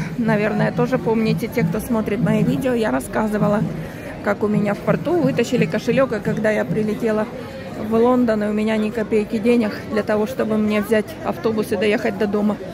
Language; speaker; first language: Russian; native; Russian